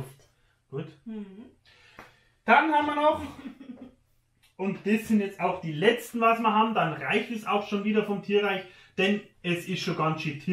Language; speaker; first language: German; native; German